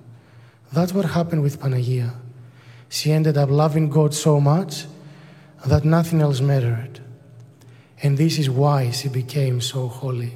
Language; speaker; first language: English; non-native, fluent; Greek